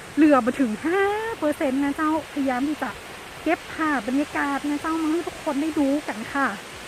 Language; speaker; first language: Thai; native; Thai